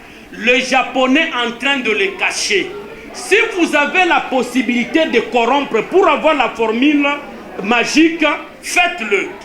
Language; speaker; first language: French; non-native, local second language; Lingala